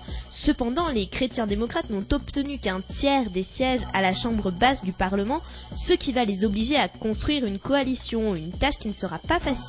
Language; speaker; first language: French; native; French